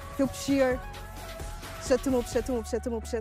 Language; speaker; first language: Dutch; native; Dutch